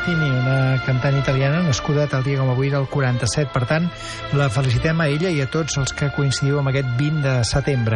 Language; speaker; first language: Catalan; native; Catalan